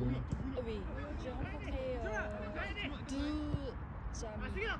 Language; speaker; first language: French; non-native, fluent; Korean